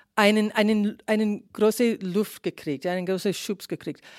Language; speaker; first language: German; non-native, fluent; English